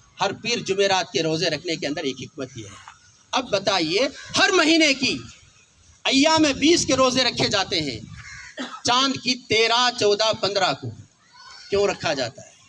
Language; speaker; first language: Urdu; native; Urdu